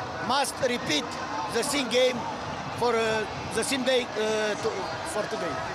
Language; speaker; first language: English; non-native, learner; Arabic